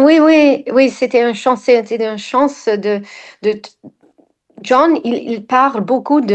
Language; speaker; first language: French; non-native, fluent; English